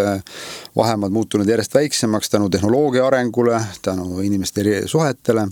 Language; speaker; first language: Estonian; native; Estonian